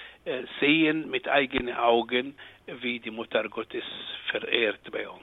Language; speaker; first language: German; non-native, fluent; Arabic